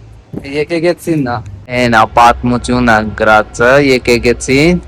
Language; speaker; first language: Armenian; non-native, learner; Hindi